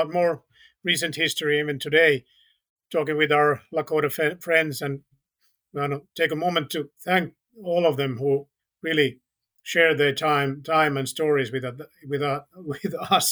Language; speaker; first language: English; non-native, fluent; Finnish